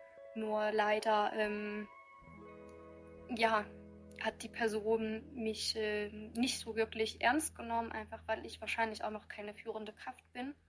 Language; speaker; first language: German; early bilingual, other home language; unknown